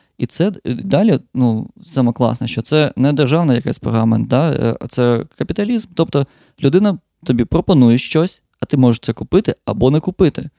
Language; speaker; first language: Ukrainian; non-native, local second language; Russian